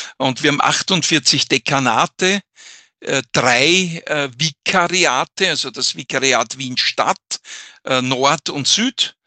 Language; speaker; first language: German; native; German